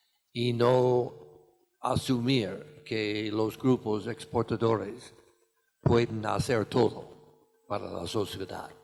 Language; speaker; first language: Spanish; non-native, fluent; English